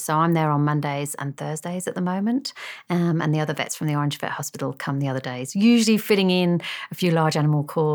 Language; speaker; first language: English; native; English